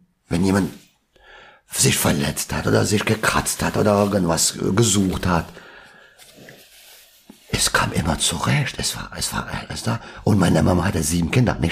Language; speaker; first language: German; non-native, local second language; Albanian